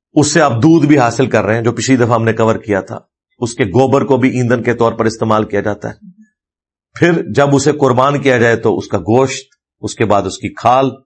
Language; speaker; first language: Urdu; non-native, local second language; Punjabi